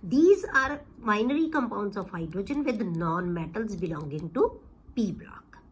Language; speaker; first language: English; non-native, local second language; Punjabi